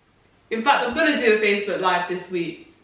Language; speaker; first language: English; native; English